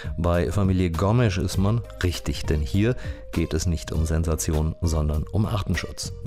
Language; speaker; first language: German; native; German